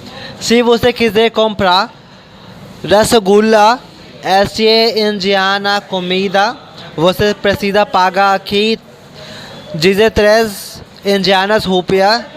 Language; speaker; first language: Portuguese; non-native, learner; Hindi